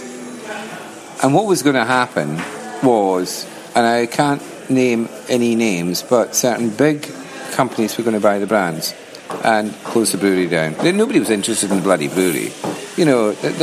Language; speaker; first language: English; native; English